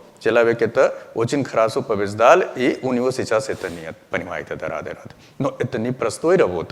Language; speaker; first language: Russian; non-native, learner; Hindi